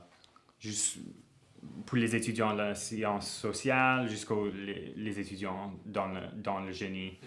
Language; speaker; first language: French; non-native, local second language; English